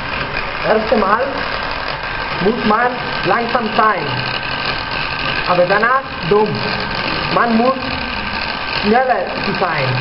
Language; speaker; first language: German; non-native, learner; Spanish